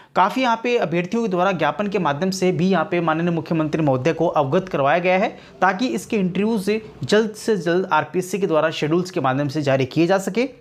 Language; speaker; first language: Hindi; native; Hindi